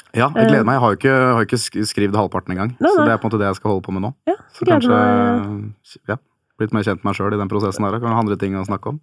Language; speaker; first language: Norwegian; native; Norwegian